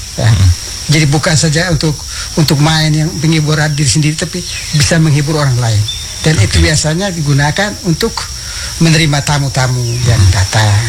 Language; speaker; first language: Indonesian; non-native, local second language; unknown